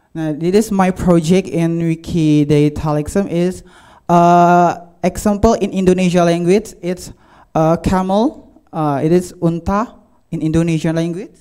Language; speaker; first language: English; non-native, learner; Indonesian